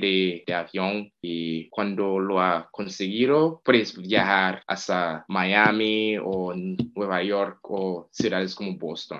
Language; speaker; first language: Spanish; non-native, fluent; Haitian Creole